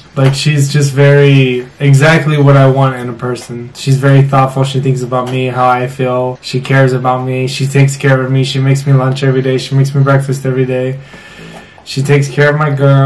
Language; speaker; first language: English; native; English